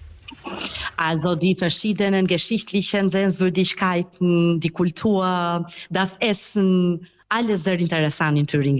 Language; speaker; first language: German; non-native, fluent; Albanian